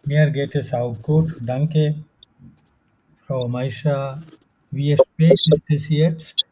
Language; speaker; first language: German; non-native, fluent; Bangla